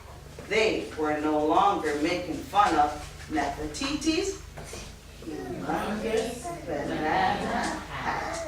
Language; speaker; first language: English; early bilingual, other home language; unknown